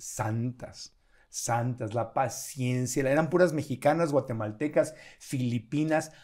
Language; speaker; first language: Spanish; native; Spanish